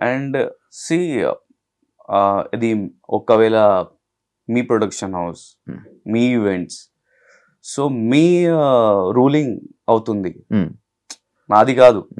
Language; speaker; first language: Telugu; non-native, local second language; Hindi